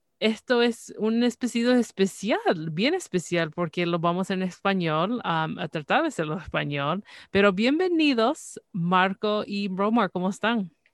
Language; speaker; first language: Spanish; early bilingual, heritage; Spanish